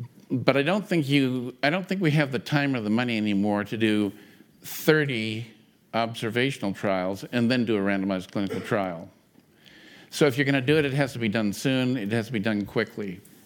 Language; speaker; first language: English; native; English